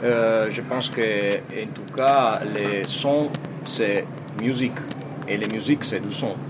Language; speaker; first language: French; non-native, fluent; Italian